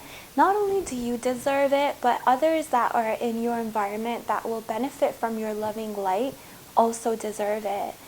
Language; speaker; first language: English; native; English